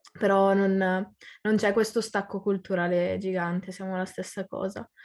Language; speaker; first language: Italian; early bilingual, other home language; Arabic